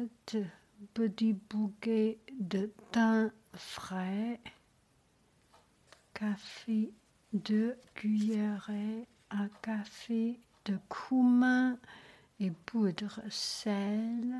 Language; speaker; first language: French; non-native, learner; Chinese